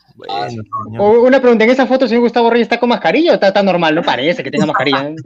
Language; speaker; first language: Spanish; native; Spanish